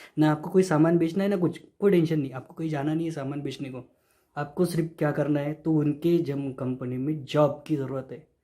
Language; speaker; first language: Hindi; non-native, local second language; Marathi